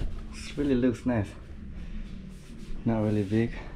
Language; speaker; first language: English; non-native, learner; Indonesian